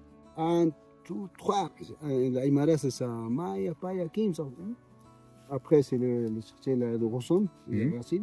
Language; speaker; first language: French; non-native, learner; Aymara